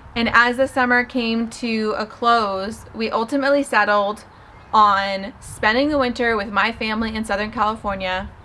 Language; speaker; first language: English; native; English